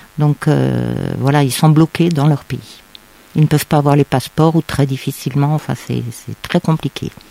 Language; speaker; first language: French; native; French